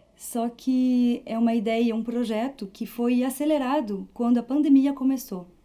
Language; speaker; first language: Portuguese; early bilingual, heritage; Portuguese